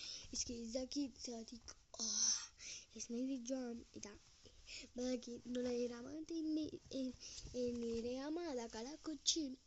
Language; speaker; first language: Basque; non-native, learner; Spanish